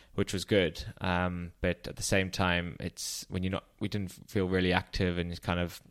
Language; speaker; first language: English; native; English